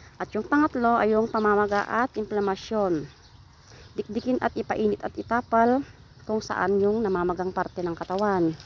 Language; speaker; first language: Filipino; non-native, local second language; Iloko